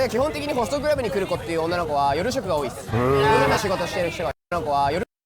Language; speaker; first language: Japanese; native; Japanese